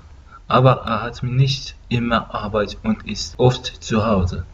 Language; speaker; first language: German; non-native, learner; Arabic